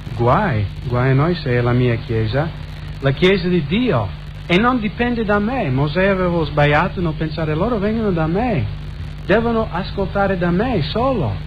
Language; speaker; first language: Italian; non-native, fluent; English